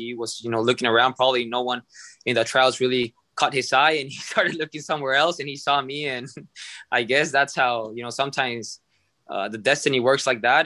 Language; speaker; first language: English; non-native, fluent; Spanish